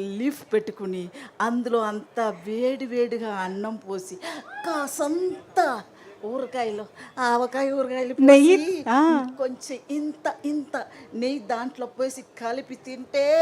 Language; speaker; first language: Telugu; non-native, learner; Tamil